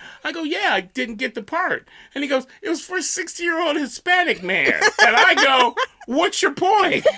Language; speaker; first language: English; native; English